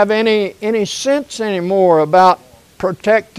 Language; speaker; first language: English; native; English